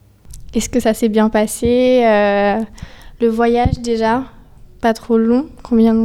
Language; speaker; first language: French; native; French